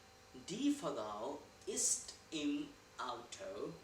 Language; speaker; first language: German; non-native, learner; Hindi